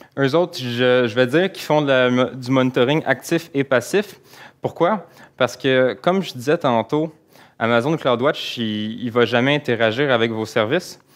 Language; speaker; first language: French; native; French